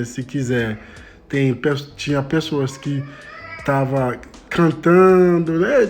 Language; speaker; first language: Portuguese; non-native, fluent; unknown